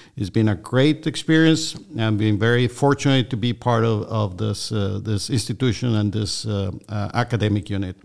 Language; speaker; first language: English; non-native, fluent; Spanish